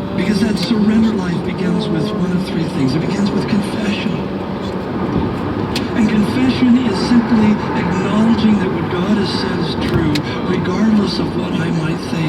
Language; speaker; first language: English; native; English